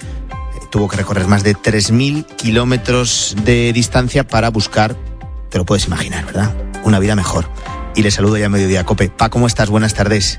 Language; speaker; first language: Spanish; native; Spanish